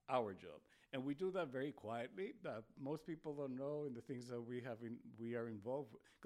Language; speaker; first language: English; non-native, fluent; Spanish